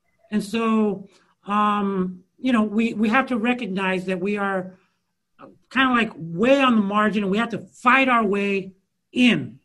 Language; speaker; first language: English; early bilingual, other home language; Spanish